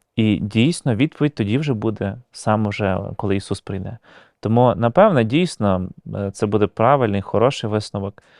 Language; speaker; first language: Ukrainian; native; Ukrainian